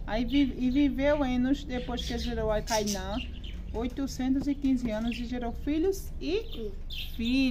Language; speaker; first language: Portuguese; native; Portuguese